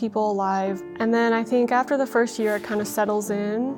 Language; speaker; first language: English; early bilingual, other home language; Vietnamese